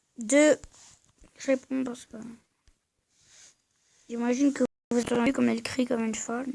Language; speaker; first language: French; native; French